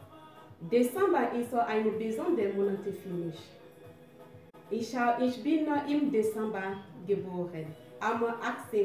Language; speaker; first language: German; non-native, learner; French